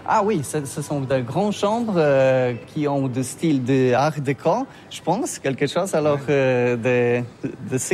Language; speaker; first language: French; non-native, learner; Polish